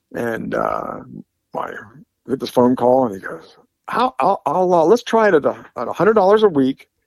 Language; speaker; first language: English; native; English